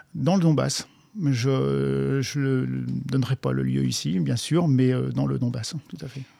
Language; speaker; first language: French; native; French